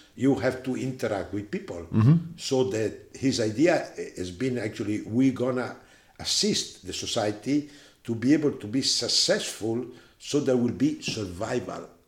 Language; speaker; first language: English; non-native, fluent; Italian